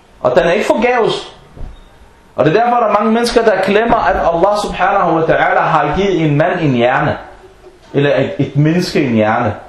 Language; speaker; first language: Danish; non-native, fluent; Arabic